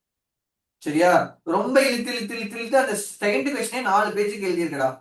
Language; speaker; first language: Tamil; native; Tamil